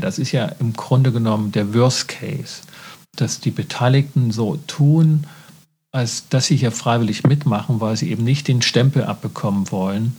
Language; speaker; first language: German; native; German